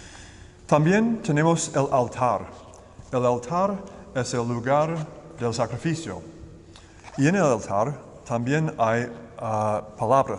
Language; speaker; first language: Spanish; non-native, learner; English